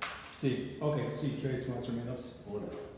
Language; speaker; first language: Spanish; non-native, learner; English